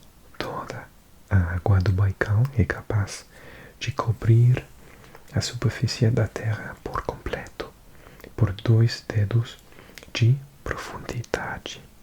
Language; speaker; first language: Portuguese; non-native, learner; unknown